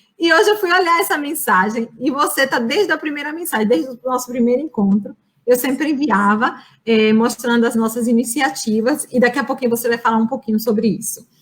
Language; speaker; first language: Portuguese; native; Portuguese